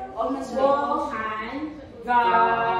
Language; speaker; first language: Chinese; non-native, learner; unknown